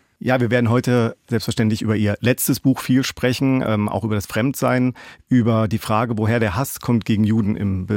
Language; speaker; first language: German; native; German